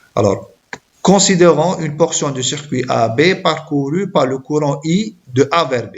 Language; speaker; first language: French; non-native, local second language; Arabic